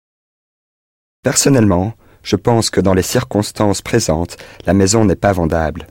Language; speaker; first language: French; non-native, learner; English